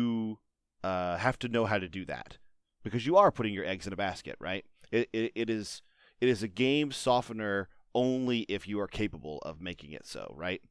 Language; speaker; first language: English; native; English